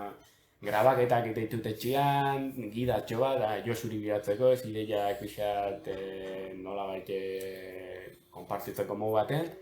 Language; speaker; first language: Basque; native; Basque